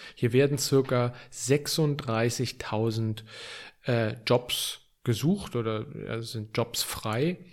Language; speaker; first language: German; native; German